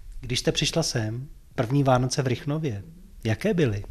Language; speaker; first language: Czech; native; Czech